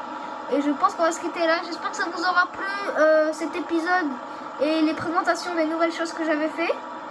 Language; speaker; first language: French; native; French